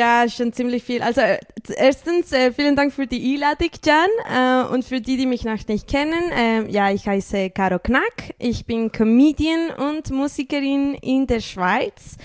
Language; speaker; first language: German; early bilingual, other home language; Spanish